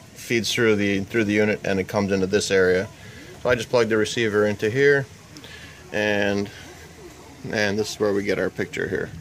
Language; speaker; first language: English; native; English